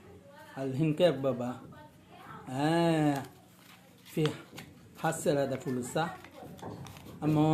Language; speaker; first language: Arabic; non-native, learner; Bangla